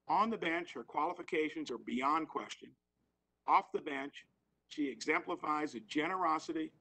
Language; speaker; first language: English; native; English